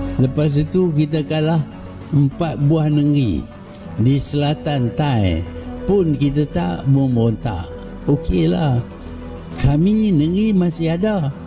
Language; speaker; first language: Malay; native; Malay